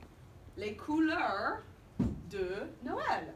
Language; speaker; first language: French; non-native, fluent; English